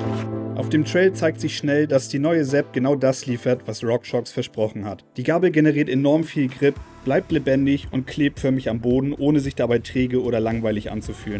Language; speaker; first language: German; native; German